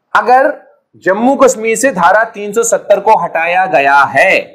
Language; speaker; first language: Hindi; native; Hindi